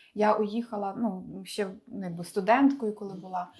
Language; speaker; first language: Ukrainian; native; Ukrainian